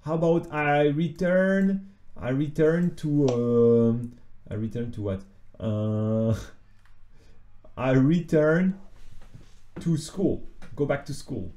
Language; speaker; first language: English; non-native, fluent; French